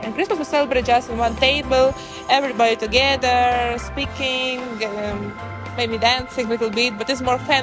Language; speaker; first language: English; non-native, learner; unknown